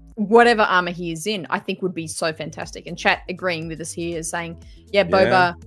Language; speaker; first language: English; native; English